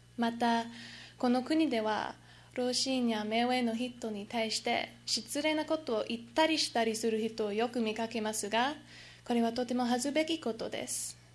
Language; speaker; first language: Japanese; non-native, learner; English